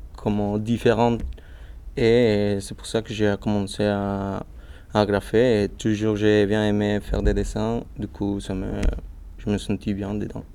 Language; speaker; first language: French; non-native, learner; Spanish